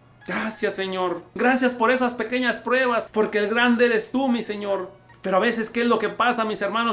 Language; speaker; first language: Spanish; native; Spanish